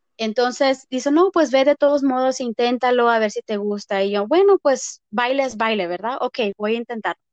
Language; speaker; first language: Spanish; early bilingual, heritage; Spanish